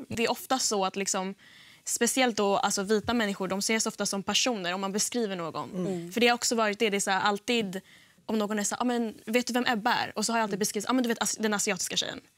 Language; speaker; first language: Swedish; native; Swedish